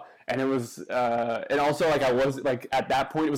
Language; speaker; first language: English; native; English